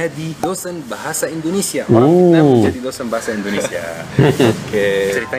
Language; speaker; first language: Indonesian; non-native, fluent; Arabic